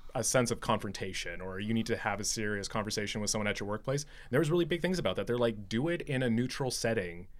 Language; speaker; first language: English; native; English